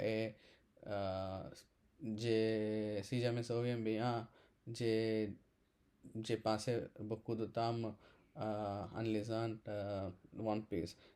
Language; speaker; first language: French; non-native, learner; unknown